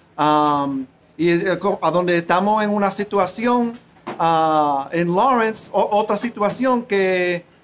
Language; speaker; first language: Spanish; early bilingual, heritage; Spanish